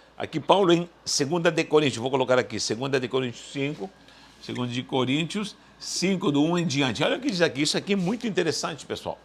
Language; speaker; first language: Portuguese; early bilingual, other home language; Spanish